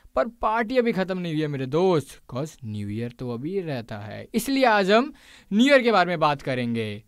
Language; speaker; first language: Hindi; native; Hindi